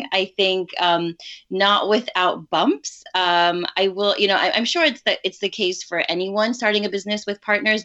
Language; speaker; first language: English; early bilingual, other home language; Urdu